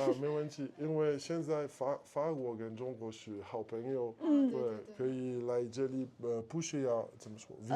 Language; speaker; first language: Chinese; non-native, learner; French